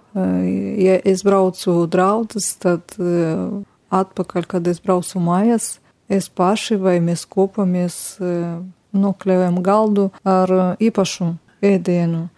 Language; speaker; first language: Latvian; non-native, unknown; Romanian